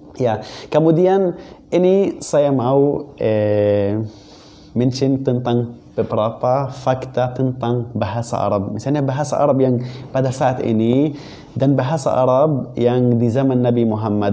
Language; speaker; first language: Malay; non-native, fluent; Arabic